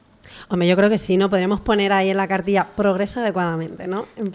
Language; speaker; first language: Spanish; native; Spanish